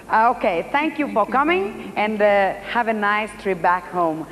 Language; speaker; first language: English; non-native, fluent; Italian